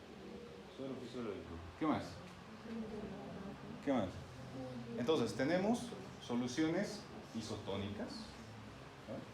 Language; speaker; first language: Spanish; native; Spanish